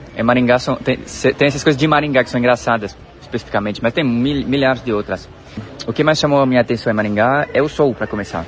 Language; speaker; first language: Portuguese; non-native, fluent; French